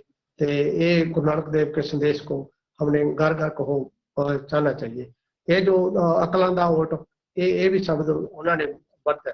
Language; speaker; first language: Hindi; non-native, local second language; Punjabi